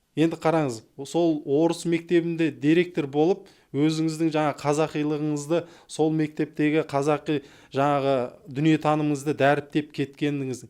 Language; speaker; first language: Kazakh; native; Kazakh